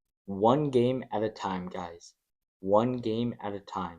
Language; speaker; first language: English; native; English